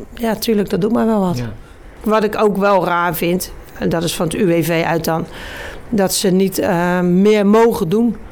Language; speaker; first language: Dutch; native; Dutch